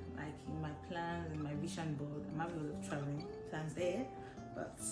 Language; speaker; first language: English; non-native, local second language; Yoruba